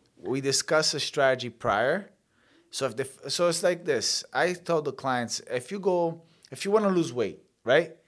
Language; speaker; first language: English; early bilingual, other home language; Italian